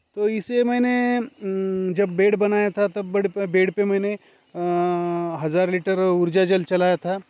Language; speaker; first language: Hindi; non-native, local second language; Marathi